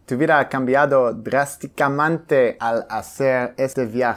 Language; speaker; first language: Spanish; non-native, learner; English